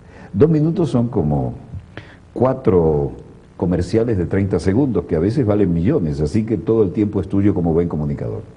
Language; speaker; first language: Spanish; native; Spanish